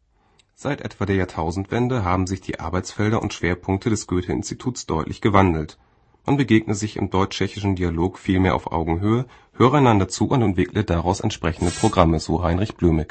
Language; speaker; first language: German; native; German